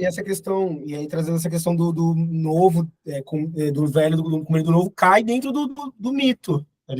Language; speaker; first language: Portuguese; native; Portuguese